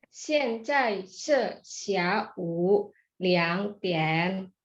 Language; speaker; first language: Chinese; non-native, learner; Indonesian